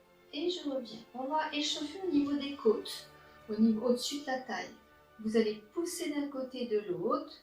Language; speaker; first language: French; native; French